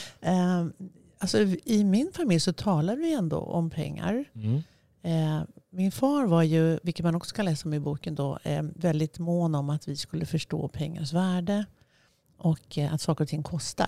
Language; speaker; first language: Swedish; native; Swedish